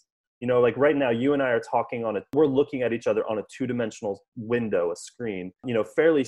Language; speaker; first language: English; native; English